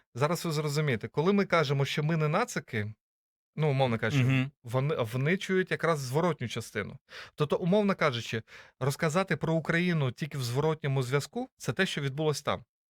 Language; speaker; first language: Ukrainian; native; Ukrainian